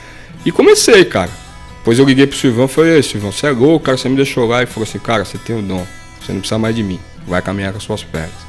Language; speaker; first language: Portuguese; native; Portuguese